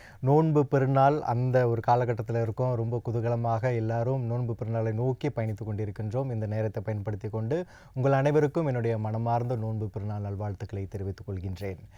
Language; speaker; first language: Tamil; native; Tamil